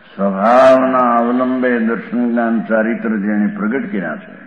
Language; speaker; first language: Hindi; non-native, local second language; Gujarati